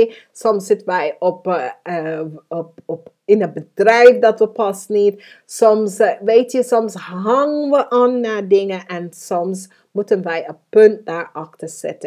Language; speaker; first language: Dutch; non-native, fluent; English